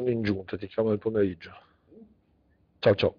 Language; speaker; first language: Italian; native; Italian